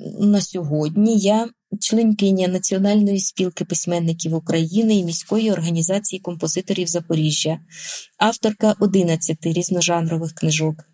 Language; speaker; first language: Ukrainian; non-native, local second language; Russian